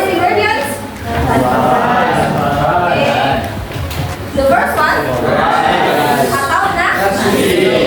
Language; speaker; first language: English; non-native, learner; Indonesian